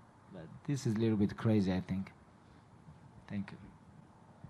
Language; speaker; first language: English; non-native, fluent; Russian